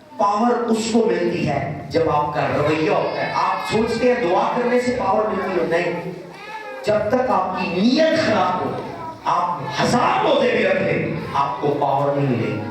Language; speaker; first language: Urdu; non-native, local second language; Punjabi